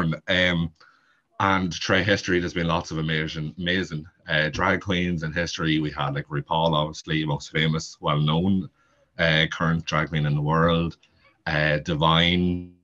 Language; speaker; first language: English; native; English